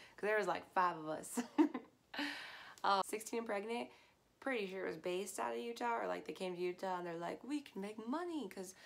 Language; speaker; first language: English; native; English